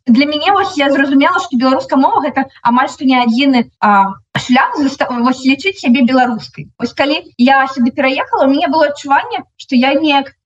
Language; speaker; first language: Belarusian; non-native, local second language; Russian